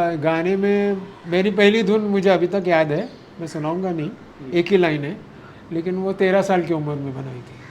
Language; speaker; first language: Hindi; non-native, local second language; Marathi